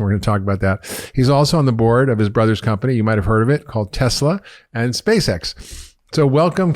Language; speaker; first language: English; native; English